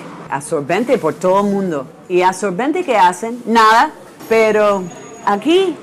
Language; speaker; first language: Spanish; non-native, fluent; English